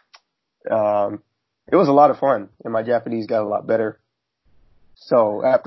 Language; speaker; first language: English; native; English